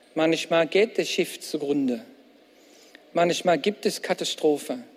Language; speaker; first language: German; non-native, fluent; English